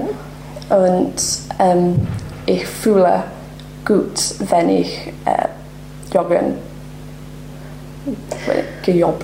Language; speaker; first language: German; non-native, learner; English